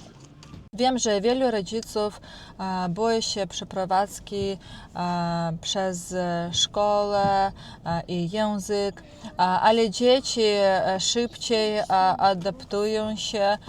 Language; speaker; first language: Polish; non-native, learner; Russian